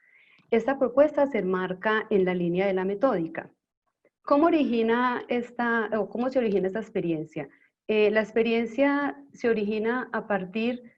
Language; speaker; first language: Spanish; native; Spanish